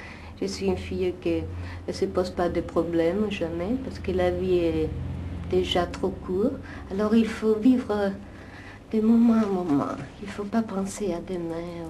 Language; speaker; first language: French; non-native, fluent; Italian